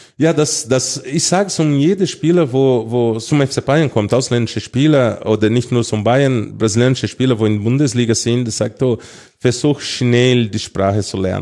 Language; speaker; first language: German; non-native, fluent; Portuguese